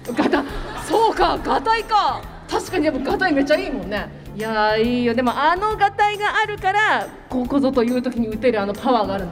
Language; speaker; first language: Japanese; native; Japanese